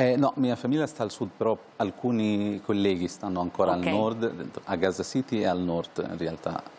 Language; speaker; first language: Italian; non-native, fluent; Arabic